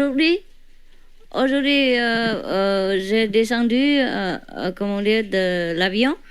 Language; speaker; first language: French; non-native, learner; Vietnamese